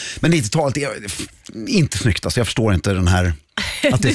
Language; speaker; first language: Swedish; native; Swedish